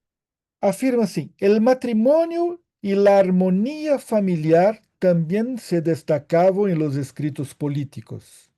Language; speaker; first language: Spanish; non-native, fluent; Portuguese